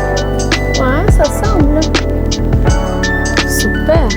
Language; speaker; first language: French; non-native, fluent; Portuguese